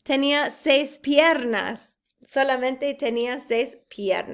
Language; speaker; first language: Spanish; non-native, fluent; English